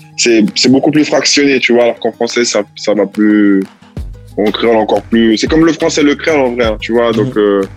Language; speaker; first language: French; early bilingual, heritage; Italian